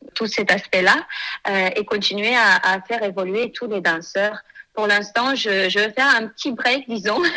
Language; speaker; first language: French; non-native, fluent; Romanian